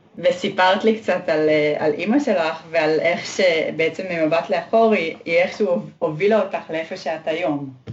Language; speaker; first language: Hebrew; native; Hebrew